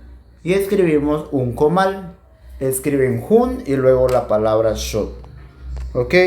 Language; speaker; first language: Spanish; non-native, local second language; Kʼicheʼ